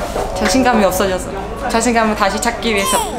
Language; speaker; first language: Korean; non-native, local second language; Vietnamese